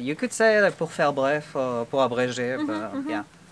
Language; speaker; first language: French; native; French